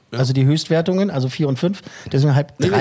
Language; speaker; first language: German; native; German